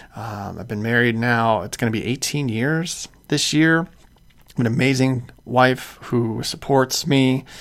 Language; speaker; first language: English; native; English